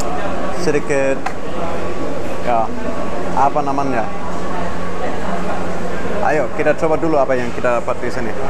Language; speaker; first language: Indonesian; non-native, fluent; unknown